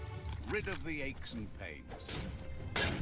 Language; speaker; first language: English; native; English